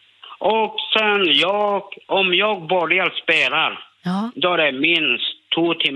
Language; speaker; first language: Swedish; non-native, learner; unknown